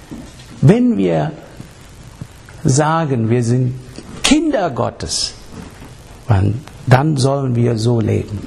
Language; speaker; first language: German; non-native, learner; English